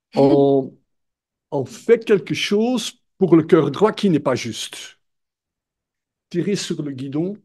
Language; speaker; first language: French; non-native, local second language; Dutch